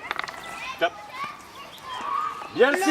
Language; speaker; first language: French; native; French